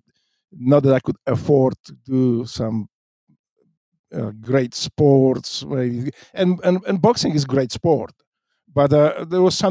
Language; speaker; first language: English; non-native, fluent; Polish